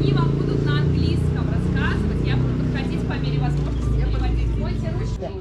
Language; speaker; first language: Russian; native; Russian